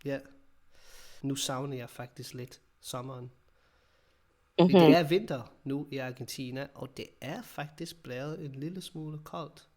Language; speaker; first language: Danish; non-native, fluent; English